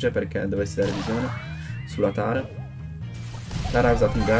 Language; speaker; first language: Italian; native; Italian